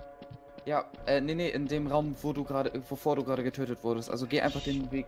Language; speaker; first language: German; native; German